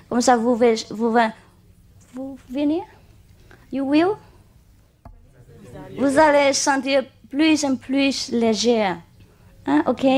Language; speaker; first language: French; non-native, learner; Vietnamese